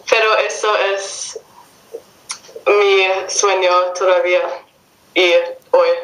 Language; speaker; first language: Spanish; non-native, learner; English